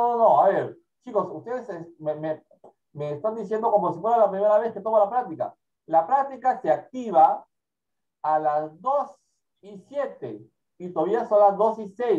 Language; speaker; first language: Spanish; native; Spanish